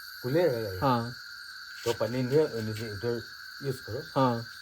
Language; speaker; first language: Hindi; non-native, local second language; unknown